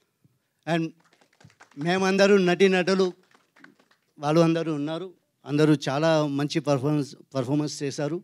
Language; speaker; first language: Telugu; non-native, learner; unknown